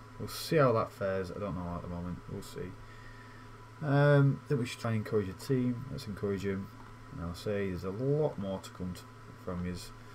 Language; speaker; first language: English; native; English